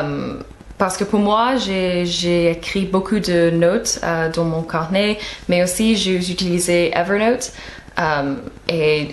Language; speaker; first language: French; non-native, fluent; English